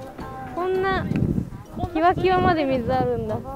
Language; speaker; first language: Japanese; native; Japanese